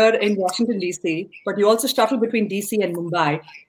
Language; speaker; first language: English; non-native, local second language; Tamil